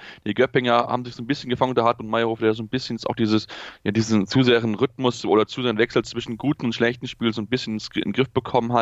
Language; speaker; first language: German; native; German